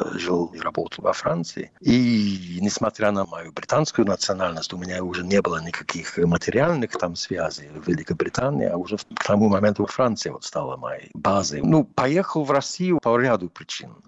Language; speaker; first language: Russian; non-native, fluent; English